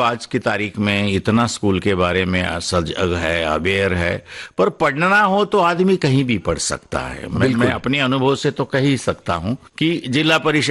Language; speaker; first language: Hindi; non-native, local second language; Marathi